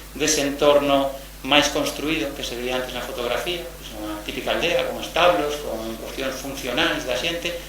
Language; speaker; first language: Galician; native; Galician